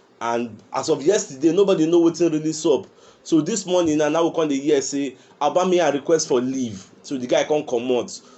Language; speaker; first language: Nigerian Pidgin; non-native, local second language; Yoruba